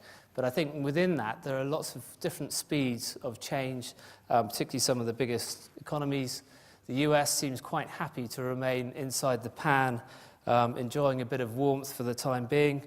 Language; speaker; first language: English; native; English